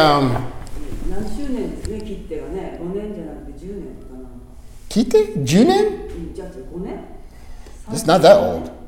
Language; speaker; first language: Japanese; non-native, learner; English